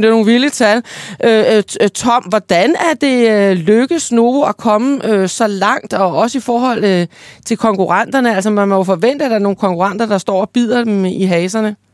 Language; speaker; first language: Danish; native; Danish